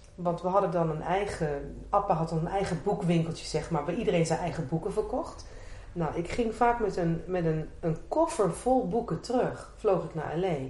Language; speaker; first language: Dutch; native; Dutch